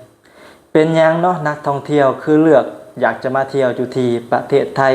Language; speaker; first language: Thai; non-native, local second language; Northeastern Thai